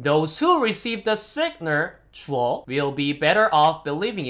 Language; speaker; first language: English; non-native, fluent; Korean